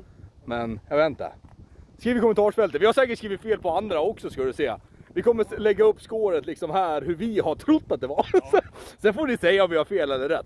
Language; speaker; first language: Swedish; native; Swedish